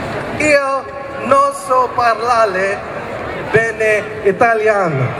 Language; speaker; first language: Italian; non-native, learner; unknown